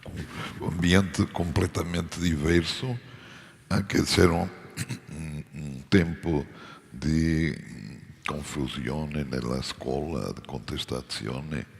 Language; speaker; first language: Italian; non-native, fluent; Portuguese